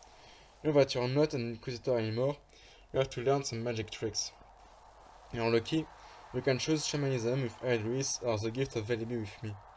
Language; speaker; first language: English; non-native, fluent; French